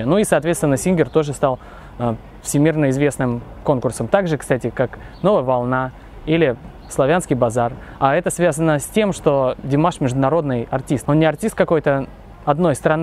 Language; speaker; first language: Russian; native; Russian